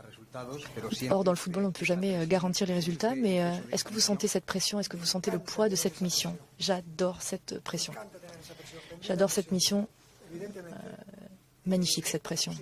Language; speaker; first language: French; native; French